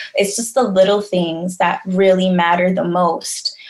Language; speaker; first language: English; native; English